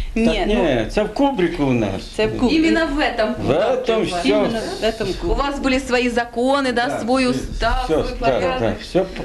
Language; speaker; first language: Ukrainian; native; Ukrainian